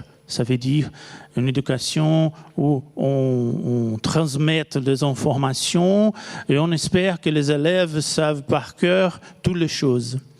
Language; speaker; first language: French; non-native, fluent; Portuguese